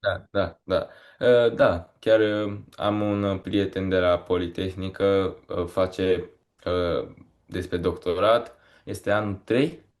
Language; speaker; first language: Romanian; early bilingual, heritage; Romanian